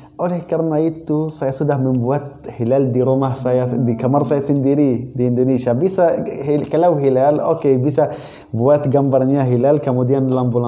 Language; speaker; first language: Indonesian; non-native, learner; Arabic